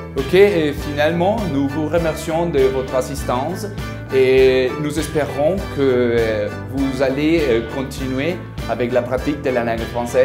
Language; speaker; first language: French; non-native, fluent; Spanish